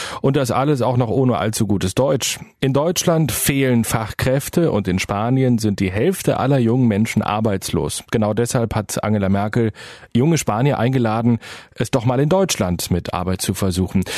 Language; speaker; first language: German; native; German